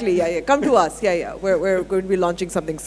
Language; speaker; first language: English; non-native, local second language; Urdu